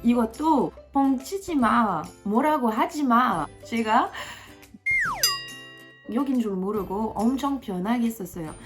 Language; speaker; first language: Korean; non-native, fluent; French